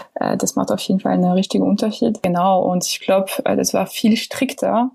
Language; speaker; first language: German; non-native, fluent; French